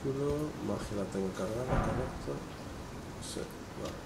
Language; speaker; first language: Spanish; native; Spanish